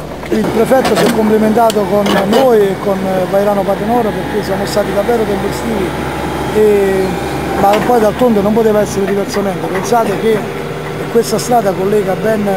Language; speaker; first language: Italian; native; Italian